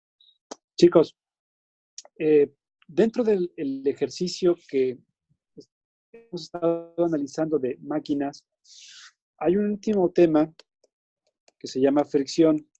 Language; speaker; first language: Spanish; native; Spanish